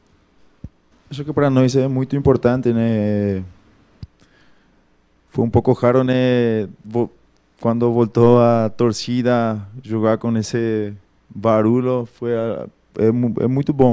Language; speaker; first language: Portuguese; non-native, fluent; Spanish